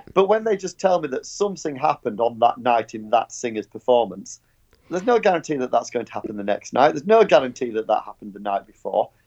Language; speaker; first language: English; native; English